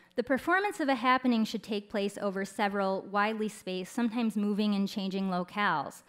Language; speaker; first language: English; native; English